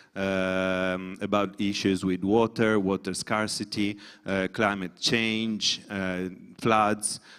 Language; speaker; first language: English; non-native, fluent; Italian